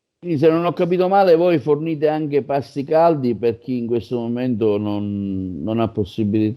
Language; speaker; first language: Italian; native; Italian